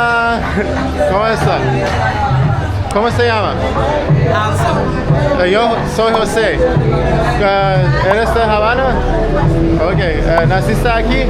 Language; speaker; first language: Spanish; non-native, learner; Persian